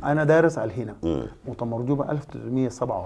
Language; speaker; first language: Arabic; native; Arabic